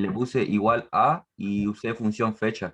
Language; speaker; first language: Spanish; native; Spanish